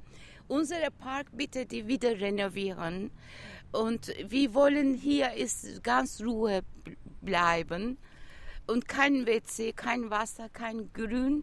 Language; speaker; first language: German; non-native, learner; Turkish